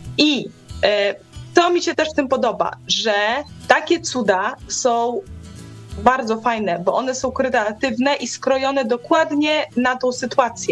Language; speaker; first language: Polish; native; Polish